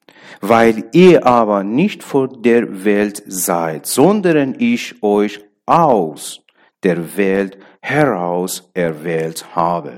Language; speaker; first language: German; non-native, learner; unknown